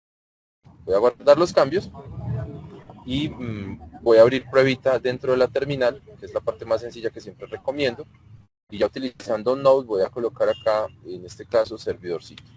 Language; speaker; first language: Spanish; native; Spanish